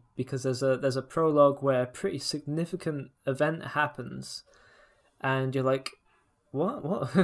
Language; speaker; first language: English; native; English